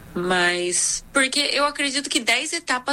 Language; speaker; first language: Portuguese; early bilingual, other home language; Korean